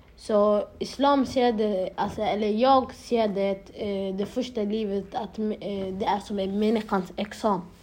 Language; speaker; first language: Swedish; early bilingual, other home language; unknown